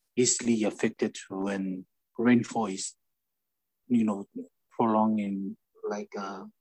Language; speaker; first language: English; non-native, fluent; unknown